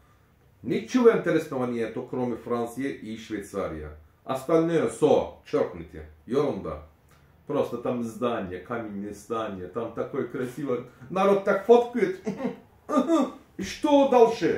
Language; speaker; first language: Russian; non-native, learner; Turkish